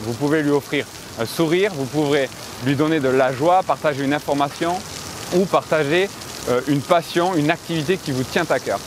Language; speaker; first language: French; native; French